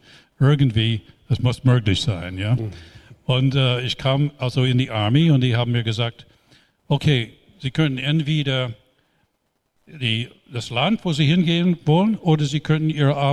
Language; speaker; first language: German; non-native, fluent; English